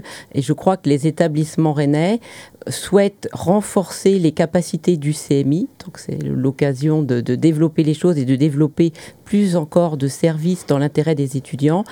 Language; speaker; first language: French; native; French